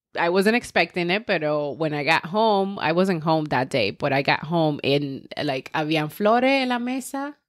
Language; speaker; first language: English; early bilingual, other home language; Spanish